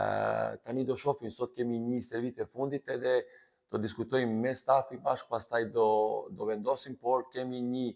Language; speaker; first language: Albanian; non-native, fluent; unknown